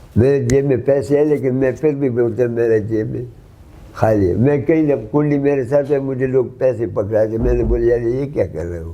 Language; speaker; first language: Urdu; non-native, local second language; Pashto